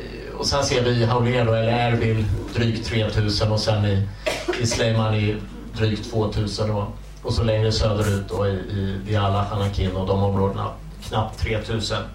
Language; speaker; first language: Swedish; native; Swedish